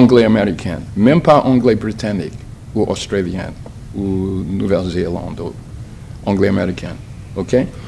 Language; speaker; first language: French; non-native, learner; English